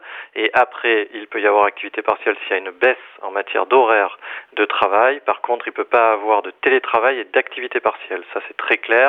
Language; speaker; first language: French; native; French